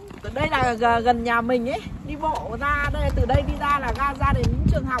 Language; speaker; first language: Vietnamese; native; Vietnamese